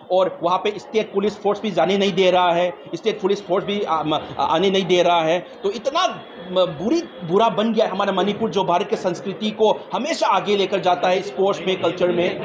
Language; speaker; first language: Hindi; non-native, local second language; Manipuri